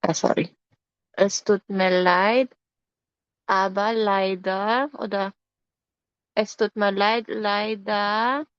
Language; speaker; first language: German; non-native, fluent; Filipino